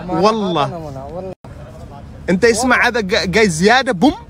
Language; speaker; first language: Arabic; native; Arabic